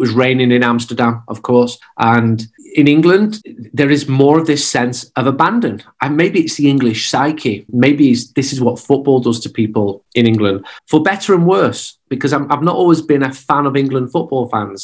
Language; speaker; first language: English; native; English